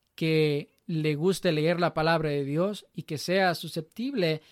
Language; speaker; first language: Spanish; native; Spanish